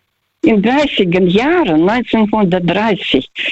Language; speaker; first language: German; early bilingual, heritage; German